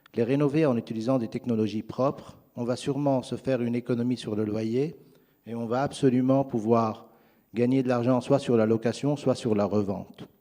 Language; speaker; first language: French; non-native, fluent; Arabic